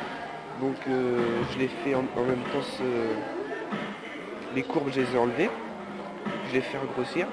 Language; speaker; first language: French; native; French